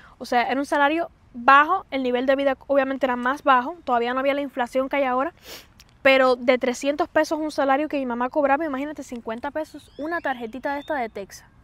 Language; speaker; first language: Spanish; native; Spanish